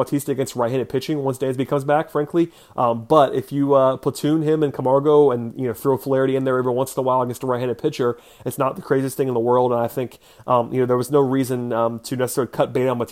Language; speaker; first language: English; native; English